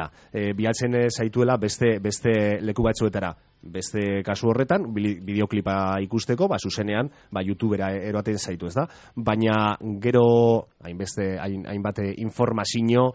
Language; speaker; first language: Basque; native; Basque